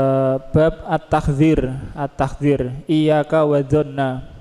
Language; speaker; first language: Arabic; non-native, fluent; Indonesian